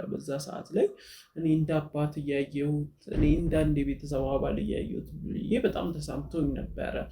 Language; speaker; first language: Amharic; native; Amharic